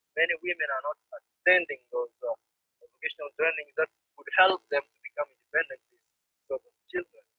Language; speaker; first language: English; non-native, fluent; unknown